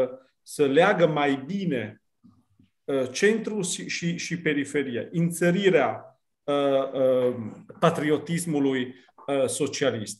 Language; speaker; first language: Romanian; non-native, fluent; Italian